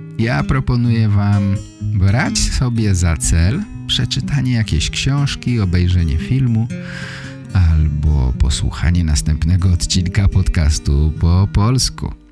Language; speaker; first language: Polish; native; Polish